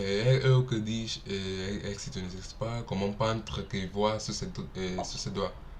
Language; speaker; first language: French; non-native, learner; Portuguese